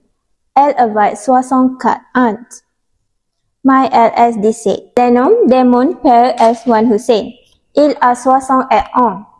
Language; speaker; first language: French; non-native, learner; Malay